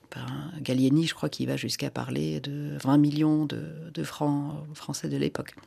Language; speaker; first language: French; non-native, local second language; Finnish